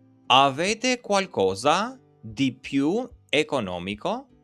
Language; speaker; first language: Italian; non-native, fluent; Albanian